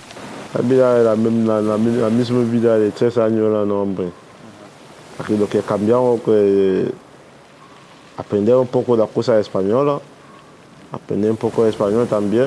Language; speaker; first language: Spanish; non-native, learner; Arabic